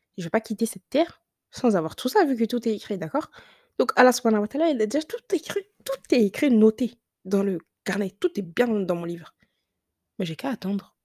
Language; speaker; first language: French; early bilingual, other home language; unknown